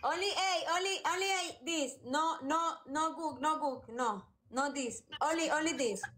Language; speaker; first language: English; non-native, learner; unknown